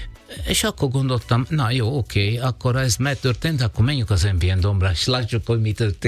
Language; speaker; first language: Hungarian; non-native, learner; Italian